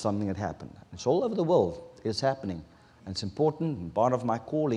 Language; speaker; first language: English; non-native, local second language; Afrikaans